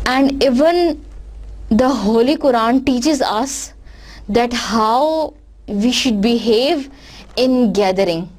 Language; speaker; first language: English; non-native, local second language; Urdu